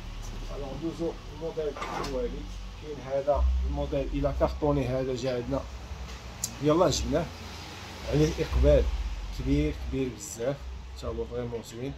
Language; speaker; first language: Arabic; native; Arabic